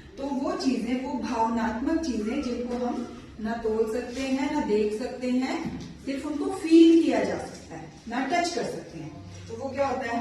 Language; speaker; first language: Hindi; native; Hindi